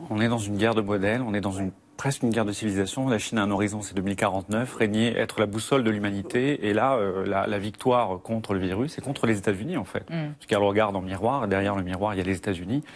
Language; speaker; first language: French; native; French